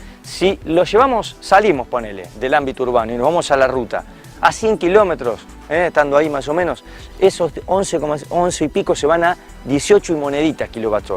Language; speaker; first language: Spanish; native; Spanish